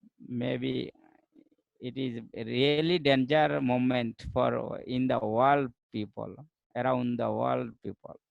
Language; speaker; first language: English; non-native, learner; Bangla